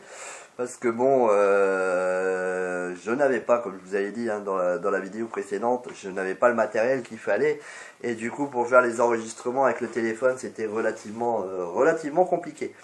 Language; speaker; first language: French; native; French